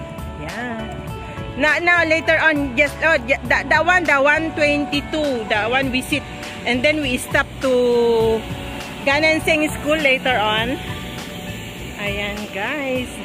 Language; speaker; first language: English; non-native, learner; Filipino